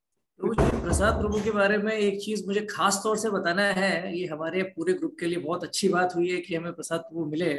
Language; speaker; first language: Hindi; native; Hindi